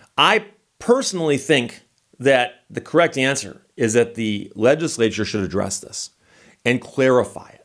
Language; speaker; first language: English; native; English